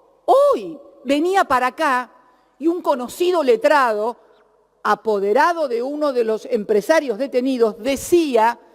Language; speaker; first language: Spanish; native; Spanish